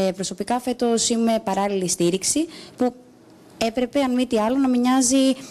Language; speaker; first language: Greek; native; Greek